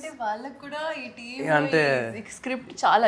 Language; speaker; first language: Telugu; non-native, local second language; Urdu